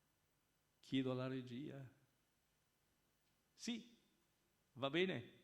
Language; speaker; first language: Italian; native; Italian